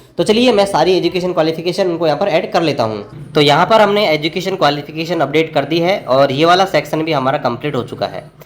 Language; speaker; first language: Hindi; native; Hindi